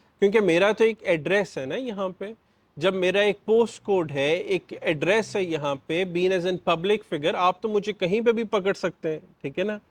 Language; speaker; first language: Urdu; native; Urdu